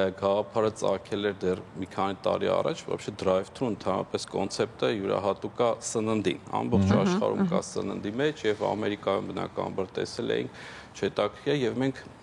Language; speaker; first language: Armenian; native; Armenian